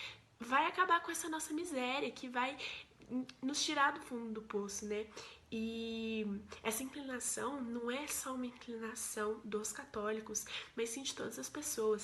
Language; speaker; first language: Portuguese; native; Portuguese